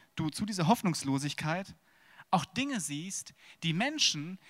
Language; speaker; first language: German; native; German